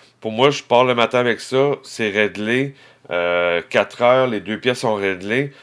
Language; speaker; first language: French; native; French